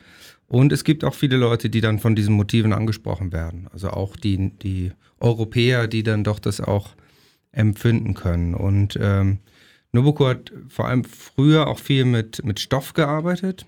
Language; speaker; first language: German; native; German